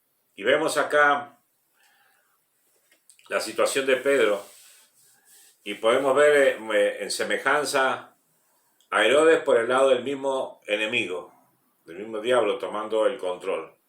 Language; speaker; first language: Spanish; native; Spanish